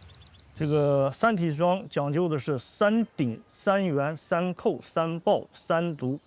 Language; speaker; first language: Chinese; native; Chinese